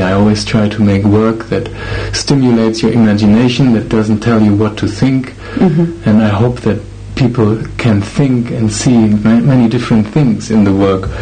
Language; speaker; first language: English; non-native, fluent; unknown